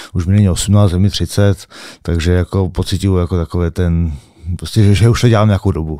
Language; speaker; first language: Czech; native; Czech